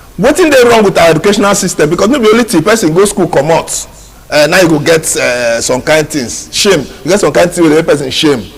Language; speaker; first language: Nigerian Pidgin; non-native, local second language; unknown